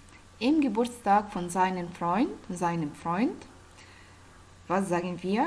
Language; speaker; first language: German; non-native, fluent; Arabic